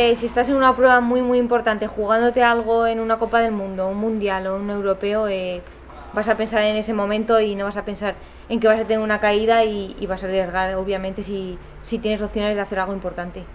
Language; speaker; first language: Spanish; native; Spanish